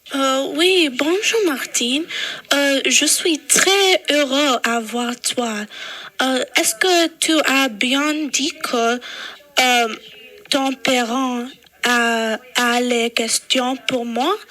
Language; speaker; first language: French; non-native, learner; English